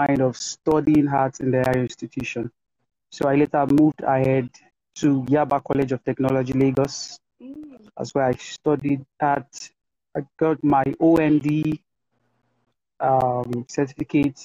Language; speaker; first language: English; non-native, local second language; Yoruba